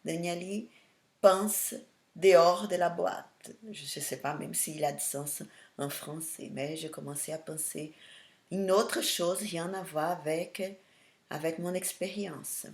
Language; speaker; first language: French; non-native, fluent; Portuguese